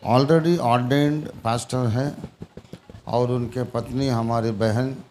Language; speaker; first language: Hindi; non-native, local second language; Telugu